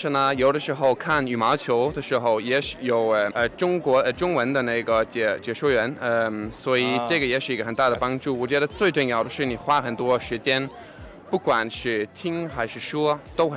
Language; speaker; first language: Chinese; non-native, fluent; Danish